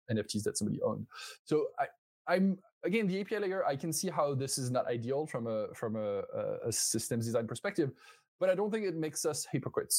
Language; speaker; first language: English; non-native, fluent; French